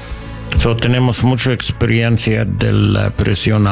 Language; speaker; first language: Spanish; non-native, learner; English